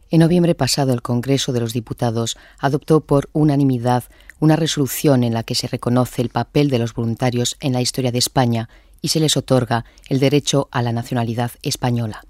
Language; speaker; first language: Spanish; native; Spanish